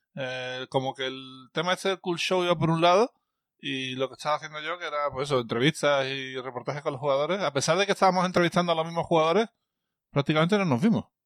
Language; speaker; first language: Spanish; native; Spanish